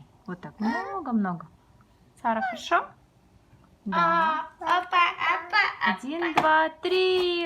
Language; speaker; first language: Russian; non-native, local second language; Kazakh